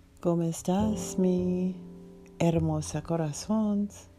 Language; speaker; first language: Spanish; non-native, learner; English